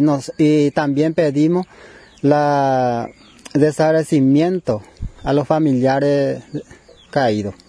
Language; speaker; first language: Spanish; non-native, local second language; Guarani